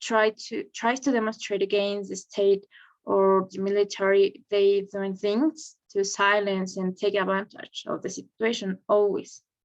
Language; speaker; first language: English; non-native, learner; Spanish